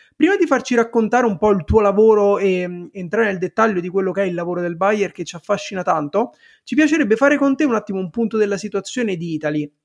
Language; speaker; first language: Italian; native; Italian